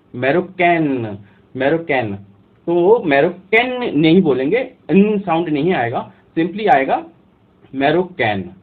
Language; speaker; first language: Hindi; native; Hindi